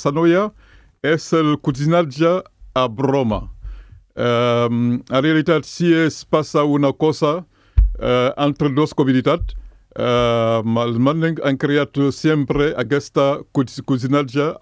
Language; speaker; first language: Catalan; non-native, fluent; Mandingo